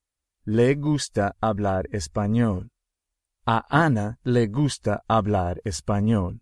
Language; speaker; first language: Spanish; non-native, fluent; English